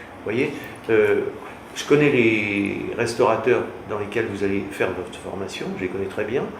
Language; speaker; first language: French; native; French